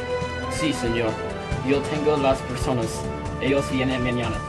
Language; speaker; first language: Spanish; non-native, learner; English